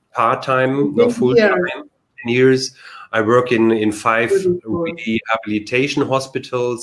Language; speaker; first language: English; non-native, learner; German